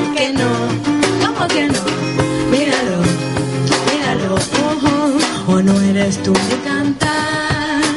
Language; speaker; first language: Spanish; native; Spanish